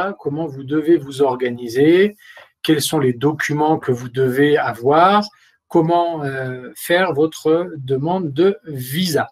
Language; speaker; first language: French; native; French